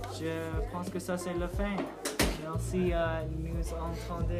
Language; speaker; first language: French; non-native, learner; English